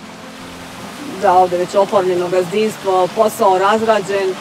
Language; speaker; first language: Croatian; native; Croatian